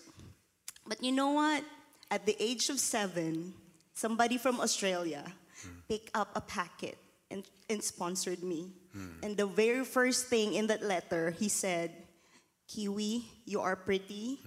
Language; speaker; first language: English; non-native, local second language; Filipino